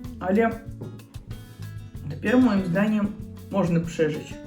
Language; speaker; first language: Polish; non-native, learner; Russian